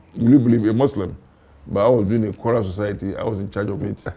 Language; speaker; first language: English; non-native, local second language; Hausa